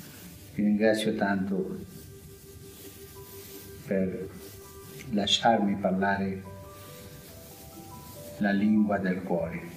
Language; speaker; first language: Italian; non-native, fluent; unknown